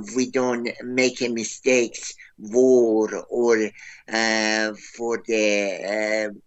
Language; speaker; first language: English; non-native, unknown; Persian